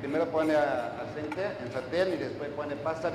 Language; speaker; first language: Spanish; non-native, learner; Thai